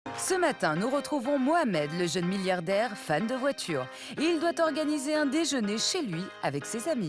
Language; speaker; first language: French; native; French